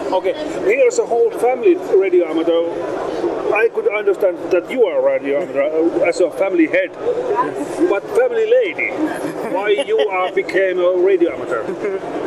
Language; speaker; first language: English; non-native, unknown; Finnish